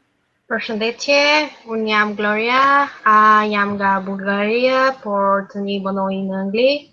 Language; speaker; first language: Albanian; non-native, learner; Bulgarian